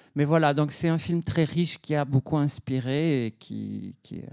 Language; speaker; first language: French; non-native, fluent; Portuguese